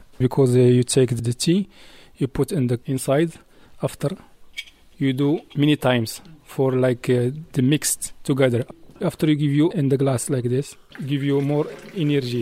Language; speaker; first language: English; non-native, learner; Arabic